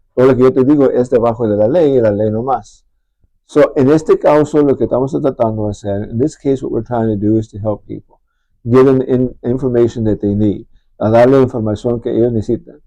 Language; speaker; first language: Spanish; early bilingual, heritage; Spanish